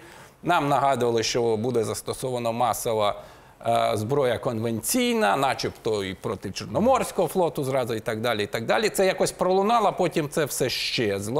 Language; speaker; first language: Ukrainian; native; Ukrainian